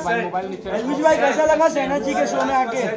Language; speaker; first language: Hindi; native; Hindi